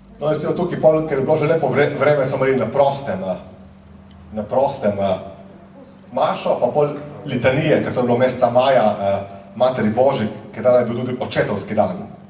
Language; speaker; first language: Slovenian; native; Slovenian